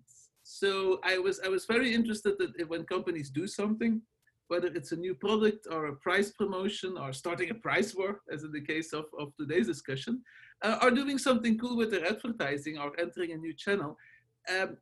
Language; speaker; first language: English; non-native, fluent; Dutch